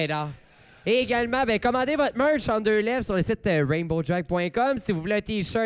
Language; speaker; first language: French; native; French